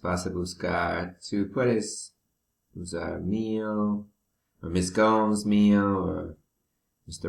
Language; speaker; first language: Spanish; non-native, learner; English